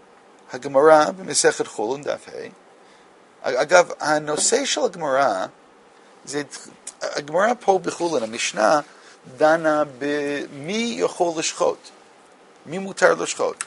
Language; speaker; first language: Hebrew; non-native, fluent; English